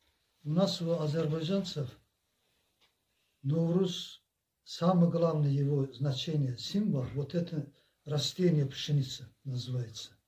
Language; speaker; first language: Russian; non-native, local second language; Azerbaijani